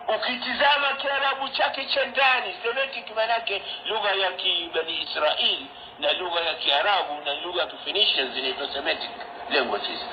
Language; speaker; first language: Swahili; native; Swahili